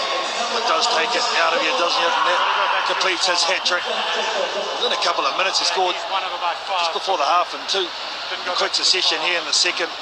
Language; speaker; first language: English; native; English